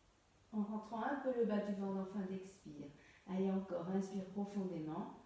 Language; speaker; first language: French; native; French